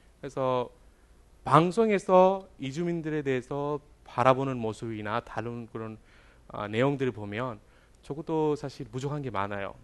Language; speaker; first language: Korean; non-native, fluent; Bangla